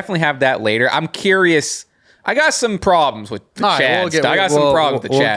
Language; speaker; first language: English; native; English